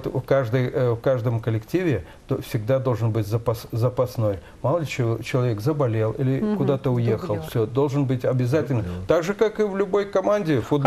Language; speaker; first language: Russian; native; Russian